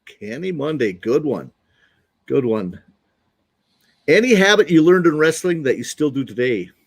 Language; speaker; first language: English; native; English